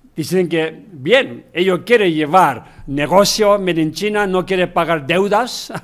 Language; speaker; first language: Spanish; non-native, learner; Chinese